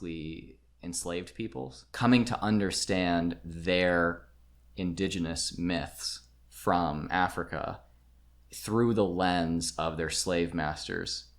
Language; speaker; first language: English; native; English